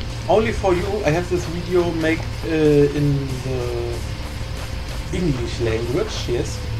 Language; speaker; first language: English; non-native, learner; German